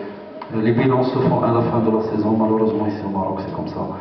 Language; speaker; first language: French; non-native, local second language; Arabic